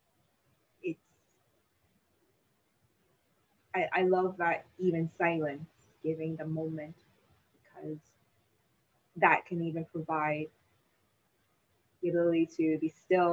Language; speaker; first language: English; native; English